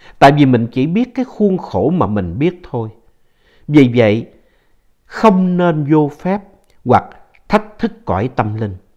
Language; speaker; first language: Vietnamese; native; Vietnamese